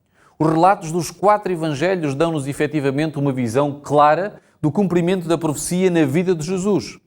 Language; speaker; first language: Portuguese; native; Portuguese